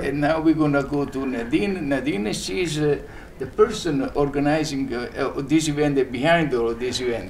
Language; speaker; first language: English; early bilingual, other home language; Italian